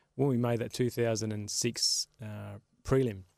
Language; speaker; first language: English; native; English